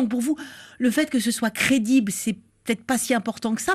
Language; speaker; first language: French; native; French